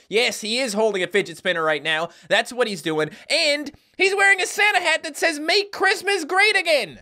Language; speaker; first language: English; native; English